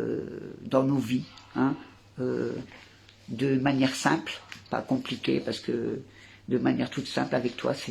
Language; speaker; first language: French; native; French